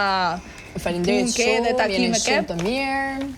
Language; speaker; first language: Albanian; native; Albanian